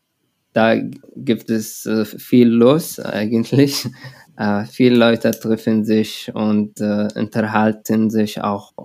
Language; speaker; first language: German; non-native, learner; Arabic